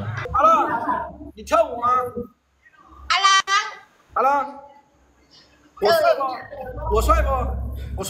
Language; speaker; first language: Chinese; native; Chinese